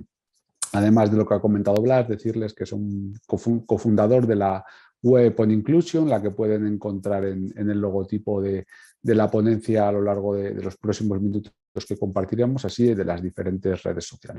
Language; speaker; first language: Spanish; native; Spanish